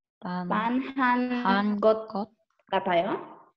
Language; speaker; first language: Korean; non-native, learner; Spanish